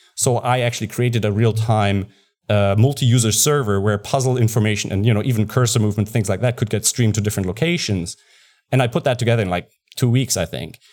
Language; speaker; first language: English; non-native, fluent; German